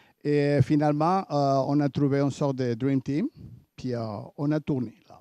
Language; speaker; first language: French; native; French